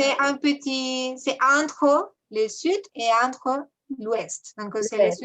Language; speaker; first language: French; non-native, fluent; Spanish